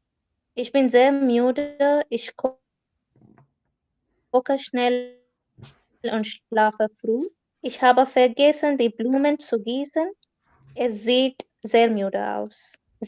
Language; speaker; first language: German; non-native, learner; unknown